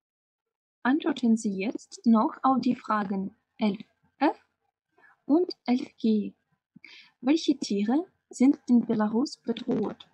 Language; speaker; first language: German; non-native, fluent; Russian